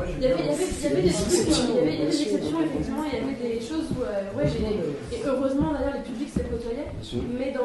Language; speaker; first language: French; native; French